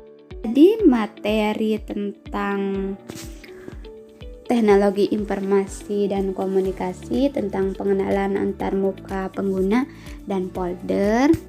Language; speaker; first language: Indonesian; native; Indonesian